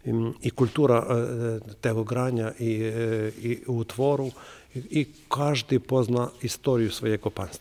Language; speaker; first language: Polish; non-native, learner; Ukrainian